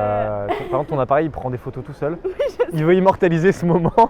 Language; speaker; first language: French; native; French